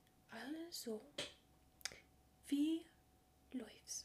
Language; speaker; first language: German; non-native, learner; English